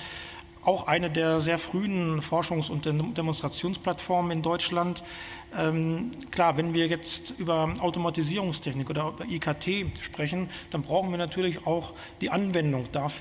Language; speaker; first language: German; native; German